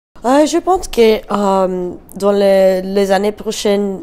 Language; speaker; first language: French; non-native, learner; Spanish